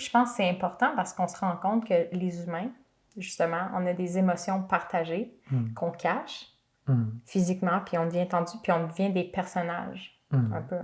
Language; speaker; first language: French; native; French